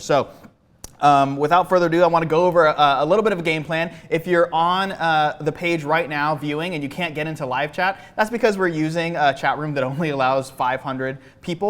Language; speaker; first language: English; native; English